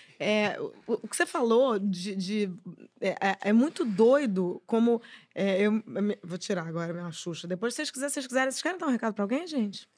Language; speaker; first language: Portuguese; native; Portuguese